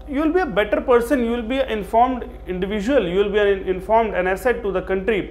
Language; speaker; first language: Hindi; native; Hindi